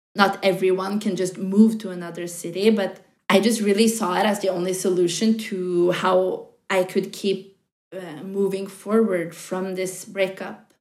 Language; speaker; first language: English; non-native, fluent; Norwegian